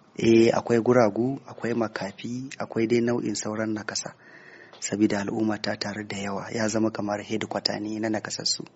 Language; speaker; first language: Hausa; native; Hausa